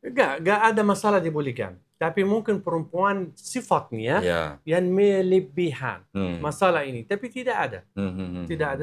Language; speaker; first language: Indonesian; non-native, learner; Arabic